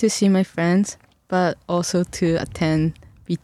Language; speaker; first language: English; non-native, fluent; Japanese